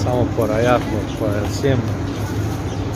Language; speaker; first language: Spanish; non-native, learner; Macedonian